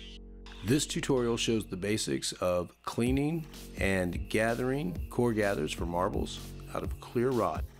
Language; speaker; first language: English; native; English